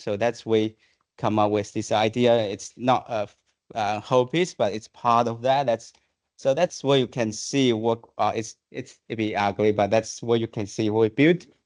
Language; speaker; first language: English; non-native, fluent; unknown